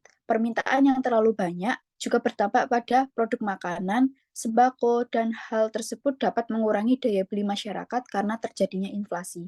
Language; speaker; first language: Indonesian; native; Indonesian